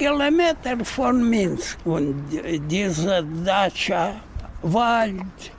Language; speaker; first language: German; non-native, learner; Russian